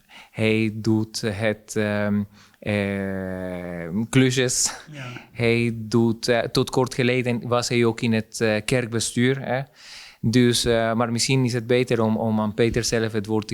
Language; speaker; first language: Dutch; non-native, fluent; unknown